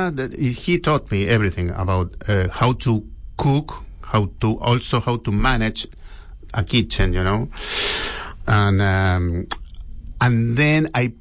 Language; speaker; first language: English; non-native, learner; Spanish